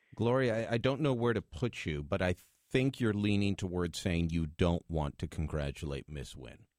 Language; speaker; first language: English; native; English